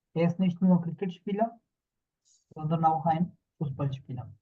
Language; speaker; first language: German; non-native, learner; Urdu